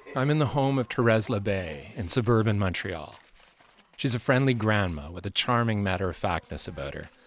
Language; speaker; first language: English; native; English